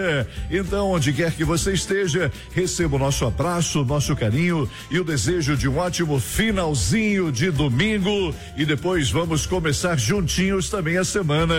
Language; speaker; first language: Portuguese; native; Portuguese